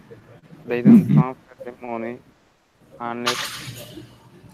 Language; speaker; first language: English; non-native, learner; Spanish